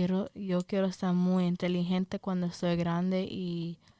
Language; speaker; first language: Spanish; early bilingual, heritage; Spanish